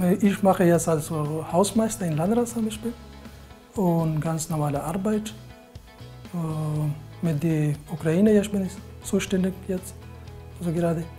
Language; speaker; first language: German; non-native, learner; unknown